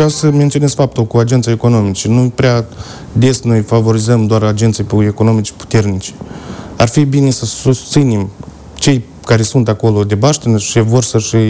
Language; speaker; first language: Romanian; native; Romanian